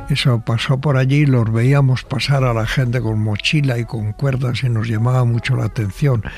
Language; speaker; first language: Spanish; native; Spanish